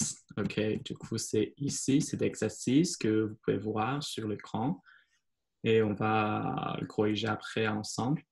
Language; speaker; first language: French; non-native, fluent; Chinese